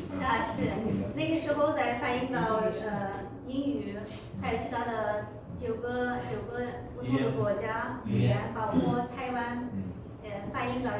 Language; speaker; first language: Chinese; non-native, local second language; Uyghur